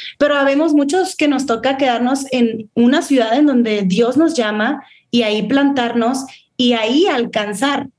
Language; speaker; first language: Spanish; native; Spanish